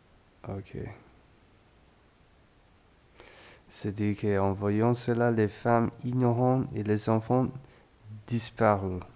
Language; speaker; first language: French; non-native, fluent; English